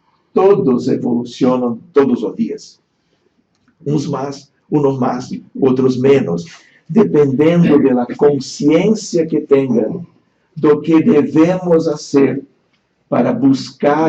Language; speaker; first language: Spanish; non-native, fluent; Portuguese